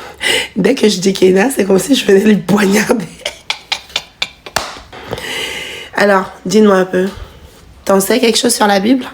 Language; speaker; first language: French; native; French